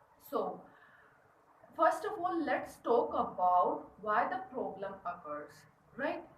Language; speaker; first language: English; non-native, learner; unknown